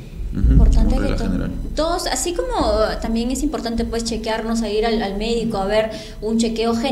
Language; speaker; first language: Spanish; native; Spanish